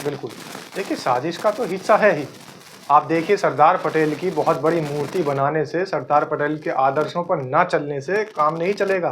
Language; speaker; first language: Hindi; native; Hindi